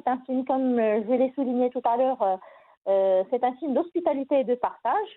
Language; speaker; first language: French; non-native, local second language; Arabic